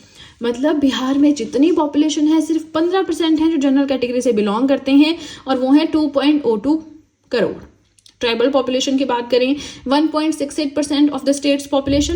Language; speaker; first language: Hindi; native; Hindi